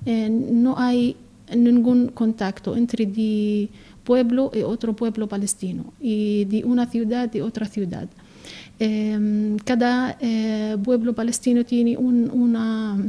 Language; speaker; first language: Spanish; non-native, learner; Arabic